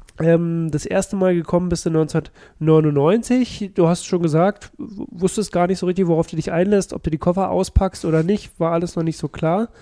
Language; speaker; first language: German; native; German